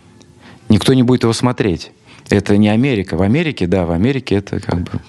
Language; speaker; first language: Russian; native; Russian